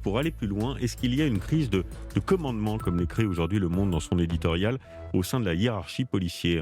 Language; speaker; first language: French; native; French